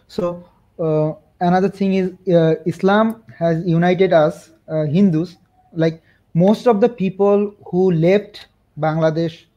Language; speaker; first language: English; non-native, local second language; Bangla